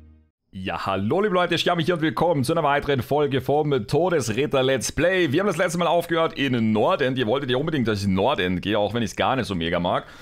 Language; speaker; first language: German; native; German